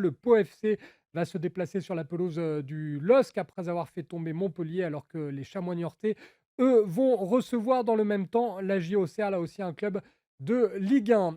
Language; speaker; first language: French; native; French